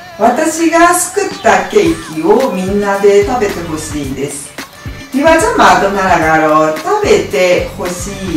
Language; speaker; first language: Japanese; non-native, fluent; Burmese